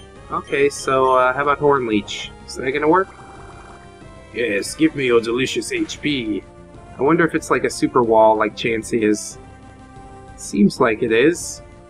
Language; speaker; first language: English; native; English